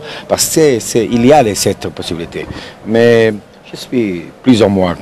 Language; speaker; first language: French; non-native, fluent; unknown